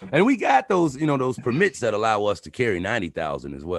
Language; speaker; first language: English; native; English